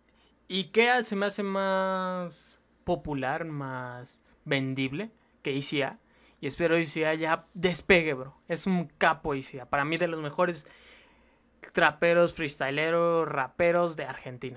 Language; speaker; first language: Spanish; native; Spanish